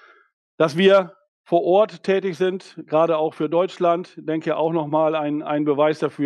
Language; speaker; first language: German; native; German